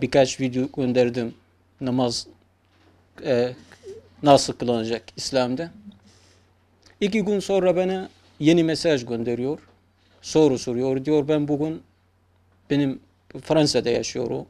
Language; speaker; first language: Turkish; non-native, fluent; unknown